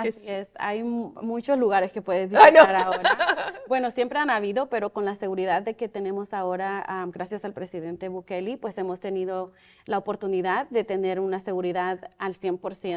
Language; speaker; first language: Spanish; early bilingual, other home language; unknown